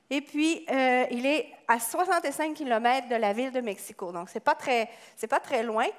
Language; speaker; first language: French; native; French